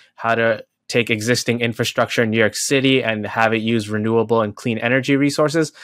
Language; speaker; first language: English; native; English